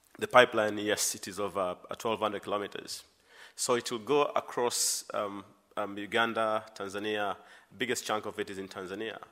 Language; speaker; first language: English; non-native, local second language; Swahili